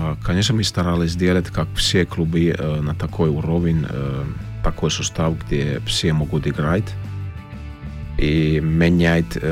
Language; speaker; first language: Russian; non-native, learner; Finnish